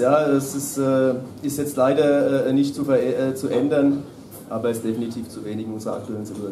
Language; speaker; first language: German; native; German